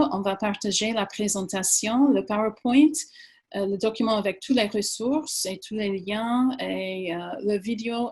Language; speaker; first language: French; non-native, fluent; English